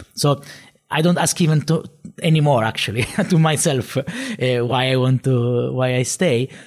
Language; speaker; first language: English; non-native, fluent; Italian